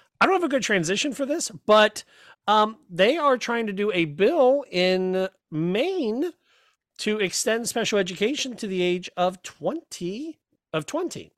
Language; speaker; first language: English; native; English